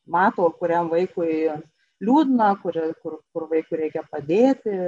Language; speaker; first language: Lithuanian; native; Lithuanian